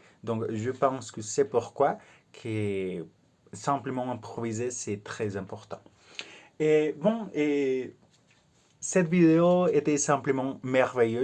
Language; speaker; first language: French; non-native, learner; Spanish